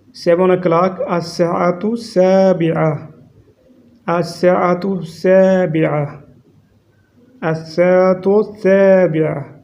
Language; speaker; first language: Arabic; non-native, fluent; Urdu